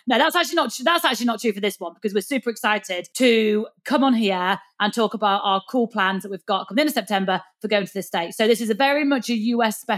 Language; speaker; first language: English; native; English